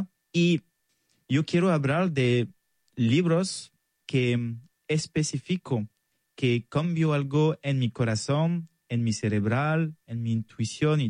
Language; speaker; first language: Spanish; non-native, learner; French